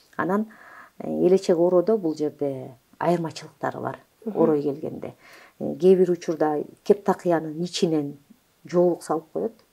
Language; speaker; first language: Kyrgyz; native; Kyrgyz